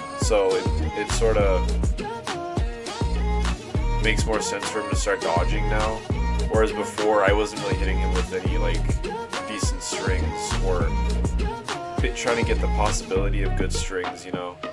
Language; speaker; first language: English; native; English